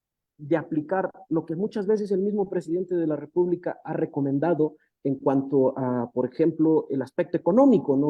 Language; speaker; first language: Spanish; native; Spanish